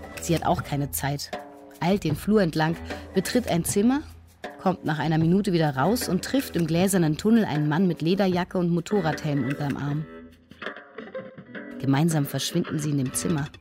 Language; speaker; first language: German; native; German